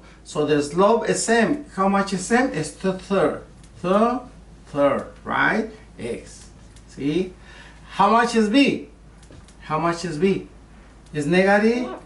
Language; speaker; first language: English; non-native, learner; Spanish